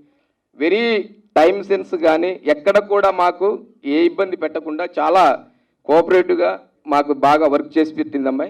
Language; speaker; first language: Telugu; native; Telugu